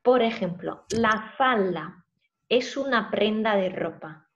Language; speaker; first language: Spanish; non-native, fluent; Russian